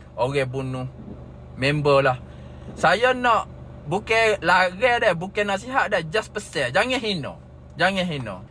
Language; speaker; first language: Malay; native; Malay